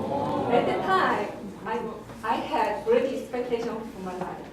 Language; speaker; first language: English; non-native, learner; Korean